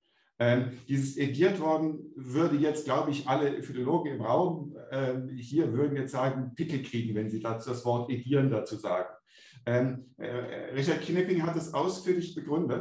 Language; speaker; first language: German; native; German